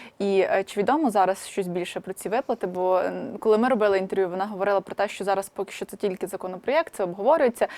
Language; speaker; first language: Ukrainian; native; Ukrainian